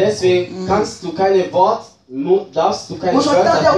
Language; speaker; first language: German; non-native, fluent; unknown